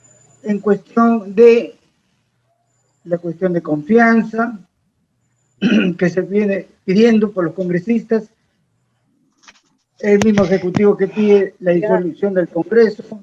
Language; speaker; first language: Spanish; native; Spanish